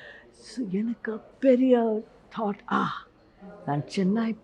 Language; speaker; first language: Tamil; non-native, learner; Hindi